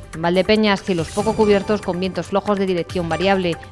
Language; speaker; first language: Spanish; native; Spanish